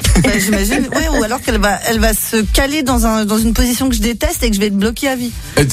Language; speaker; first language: French; native; French